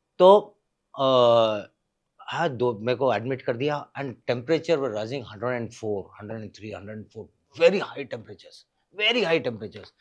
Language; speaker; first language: Hindi; native; Hindi